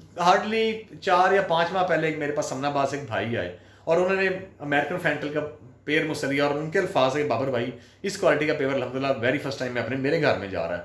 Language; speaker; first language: Urdu; non-native, local second language; Punjabi